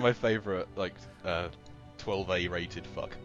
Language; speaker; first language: English; native; English